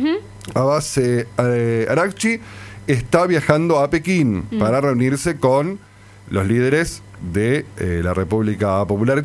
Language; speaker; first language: Spanish; native; Spanish